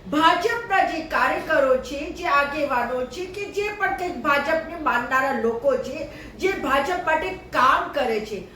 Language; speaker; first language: Gujarati; native; Gujarati